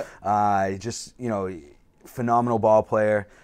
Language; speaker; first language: English; native; English